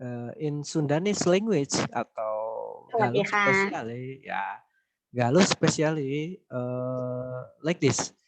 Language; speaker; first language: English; non-native, learner; Indonesian